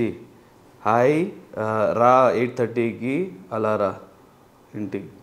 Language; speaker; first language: Telugu; non-native, learner; Hindi